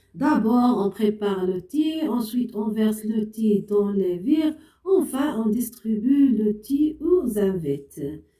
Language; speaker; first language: French; non-native, local second language; Arabic